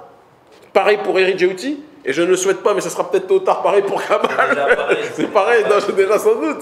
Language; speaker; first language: French; native; French